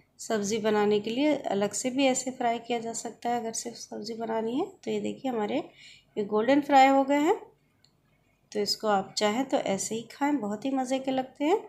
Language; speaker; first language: Hindi; native; Hindi